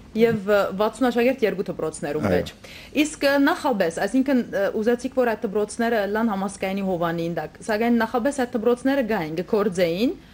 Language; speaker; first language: Armenian; native; Armenian